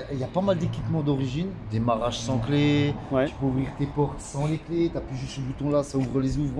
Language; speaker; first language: French; native; French